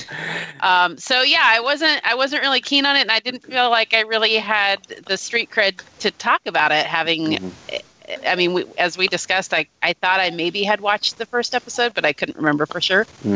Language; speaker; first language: English; native; English